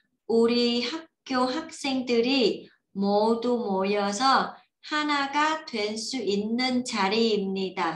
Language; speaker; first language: Korean; non-native, learner; Vietnamese